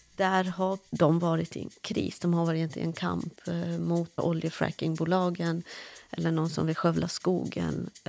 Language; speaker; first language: Swedish; early bilingual, other home language; Kurdish